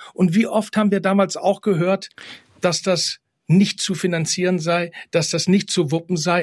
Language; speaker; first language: German; native; German